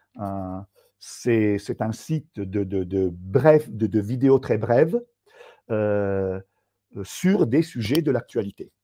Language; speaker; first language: French; non-native, fluent; Italian